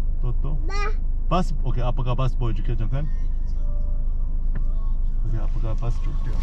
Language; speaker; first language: Korean; early bilingual, heritage; English